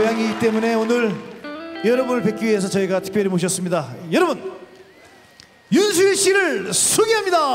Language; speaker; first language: Korean; native; Korean